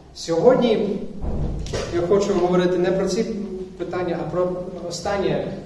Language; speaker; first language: Ukrainian; non-native, fluent; English